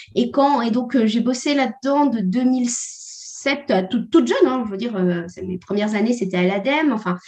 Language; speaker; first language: French; native; French